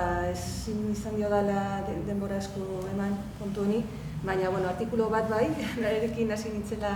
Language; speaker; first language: Basque; non-native, local second language; Spanish